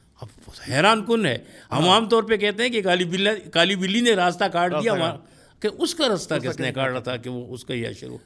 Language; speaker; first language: Urdu; non-native, local second language; Pashto